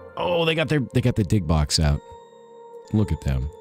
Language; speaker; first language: English; native; English